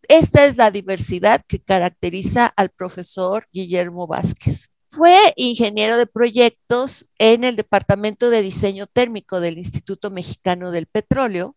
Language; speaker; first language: Spanish; native; Spanish